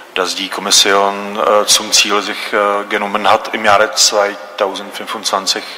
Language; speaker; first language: German; non-native, fluent; Czech